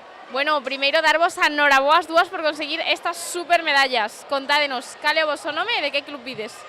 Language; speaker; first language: Galician; native; Galician